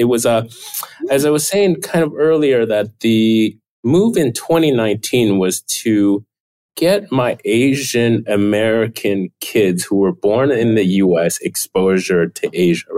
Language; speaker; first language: English; early bilingual, other home language; Chinese